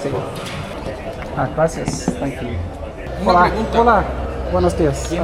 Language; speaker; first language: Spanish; non-native, learner; English